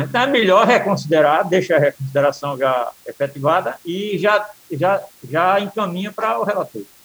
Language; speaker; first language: Portuguese; native; Portuguese